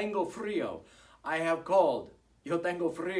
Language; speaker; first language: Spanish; non-native, fluent; English